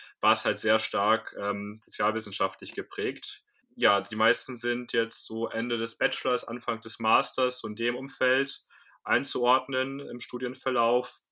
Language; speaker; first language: German; native; German